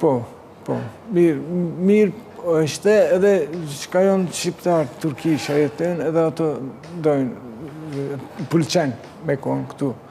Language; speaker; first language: Albanian; early bilingual, heritage; Turkish